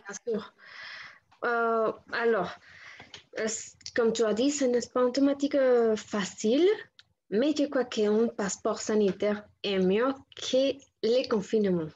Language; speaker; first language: French; non-native, learner; Spanish